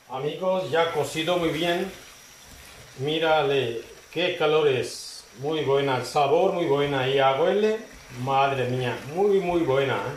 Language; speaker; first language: Spanish; non-native, learner; Urdu